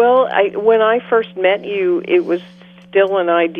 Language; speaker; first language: English; native; English